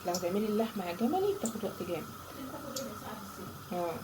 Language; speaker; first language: Arabic; native; Arabic